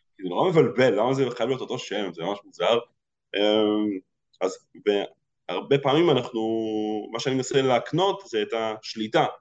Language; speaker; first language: Hebrew; early bilingual, other home language; Russian